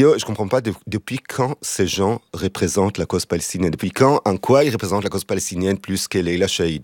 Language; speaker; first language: French; non-native, fluent; Hebrew